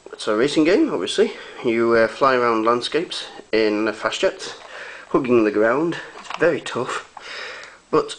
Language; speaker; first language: English; native; English